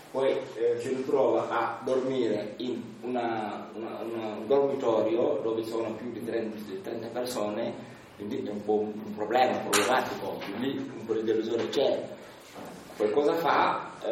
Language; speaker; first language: Italian; non-native, fluent; Wolof